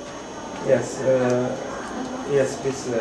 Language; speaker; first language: English; non-native, fluent; Arabic